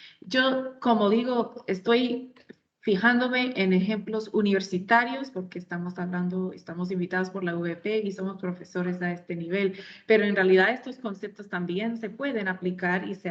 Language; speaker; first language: Spanish; non-native, fluent; English